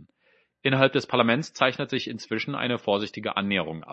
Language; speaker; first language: German; native; German